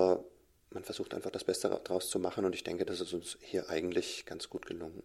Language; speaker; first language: German; native; German